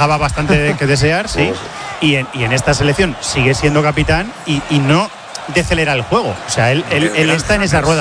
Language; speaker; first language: Spanish; native; Spanish